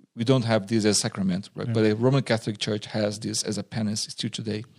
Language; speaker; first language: English; non-native, fluent; Portuguese